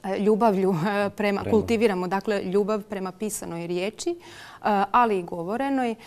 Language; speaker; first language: Croatian; native; Croatian